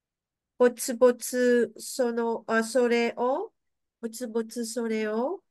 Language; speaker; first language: Japanese; non-native, learner; Vietnamese